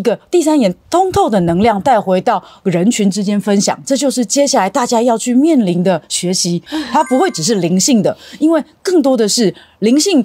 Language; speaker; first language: Chinese; native; Chinese